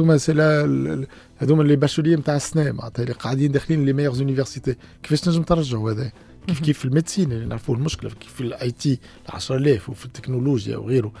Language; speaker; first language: French; non-native, local second language; Arabic